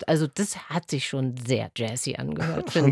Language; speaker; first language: German; native; German